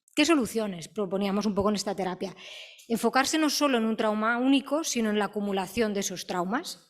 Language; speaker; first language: Spanish; native; Spanish